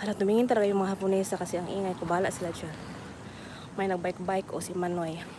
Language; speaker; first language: Filipino; non-native, local second language; Waray